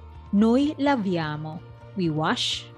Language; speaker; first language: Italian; non-native, fluent; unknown